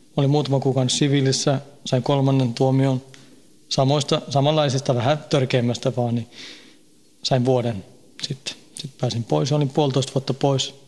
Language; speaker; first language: Finnish; early bilingual, heritage; Finnish